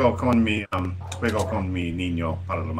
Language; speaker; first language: Spanish; non-native, learner; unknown